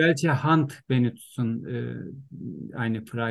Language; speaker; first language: German; non-native, learner; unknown